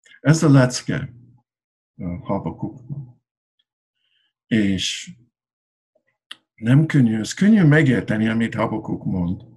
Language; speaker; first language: Hungarian; non-native, learner; English